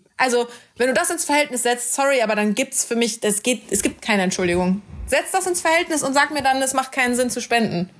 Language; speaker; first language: German; native; German